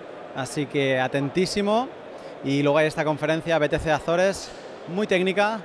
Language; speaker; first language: Spanish; native; Spanish